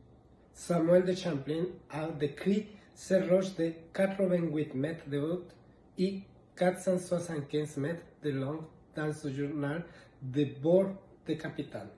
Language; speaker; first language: French; non-native, learner; Spanish